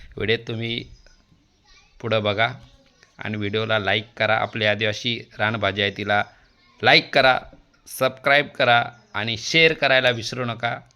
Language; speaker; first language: Marathi; non-native, local second language; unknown